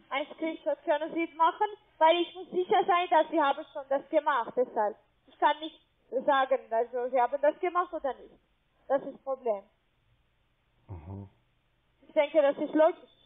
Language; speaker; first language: German; non-native, learner; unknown